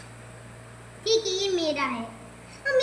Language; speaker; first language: Hindi; non-native, local second language; Odia